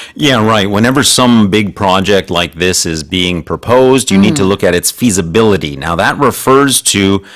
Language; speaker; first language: English; native; English